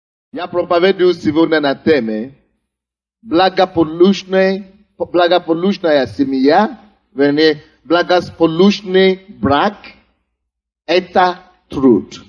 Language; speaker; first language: Russian; non-native, fluent; Yoruba